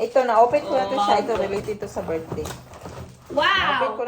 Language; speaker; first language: Filipino; non-native, local second language; Cebuano